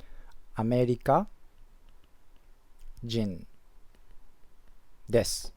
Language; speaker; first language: Japanese; non-native, fluent; English